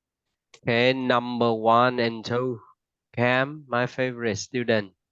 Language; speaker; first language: English; non-native, fluent; Vietnamese